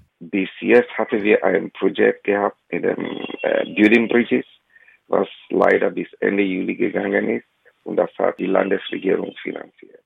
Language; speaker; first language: German; non-native, fluent; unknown